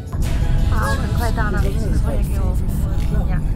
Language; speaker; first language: Chinese; non-native, fluent; French